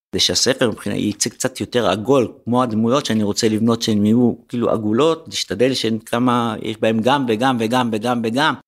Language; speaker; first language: Hebrew; native; Hebrew